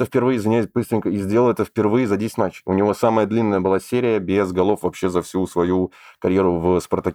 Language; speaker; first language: Russian; native; Russian